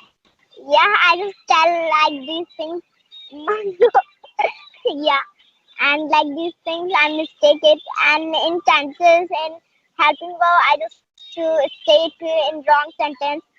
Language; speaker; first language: English; non-native, learner; Hindi